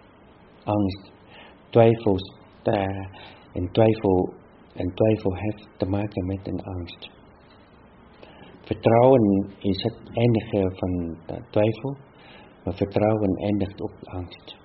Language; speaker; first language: Dutch; non-native, fluent; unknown